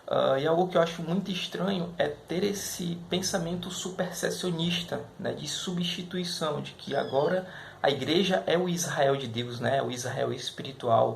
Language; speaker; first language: Portuguese; native; Portuguese